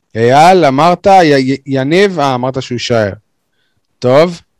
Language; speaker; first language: Hebrew; native; Hebrew